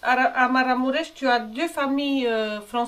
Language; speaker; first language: French; non-native, fluent; Romanian